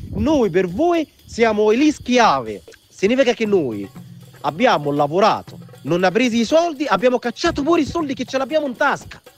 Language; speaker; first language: Italian; non-native, fluent; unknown